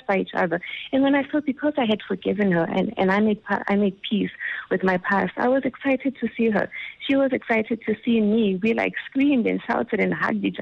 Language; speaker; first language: English; non-native, local second language; Xhosa